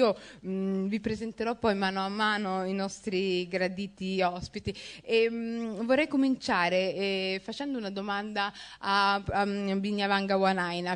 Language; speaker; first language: Italian; early bilingual, other home language; Somali